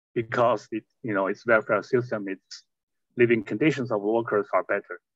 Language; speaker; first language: English; non-native, fluent; Chinese